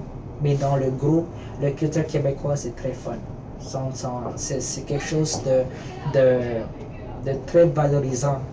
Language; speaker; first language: French; early bilingual, other home language; Filipino